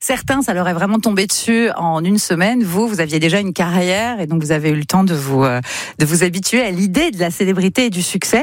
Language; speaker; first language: French; native; French